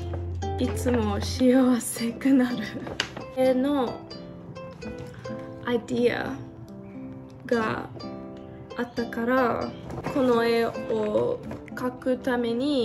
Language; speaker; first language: Japanese; non-native, learner; English